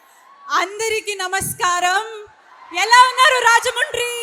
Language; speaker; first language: Telugu; non-native, local second language; Kannada